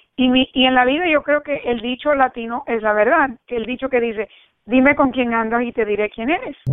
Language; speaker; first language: Spanish; early bilingual, heritage; Spanish